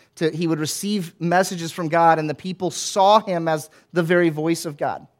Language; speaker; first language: English; native; English